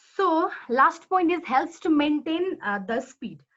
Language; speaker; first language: English; non-native, local second language; Nepali